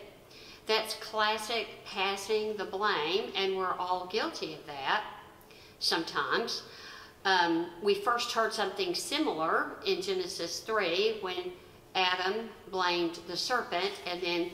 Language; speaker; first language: English; native; English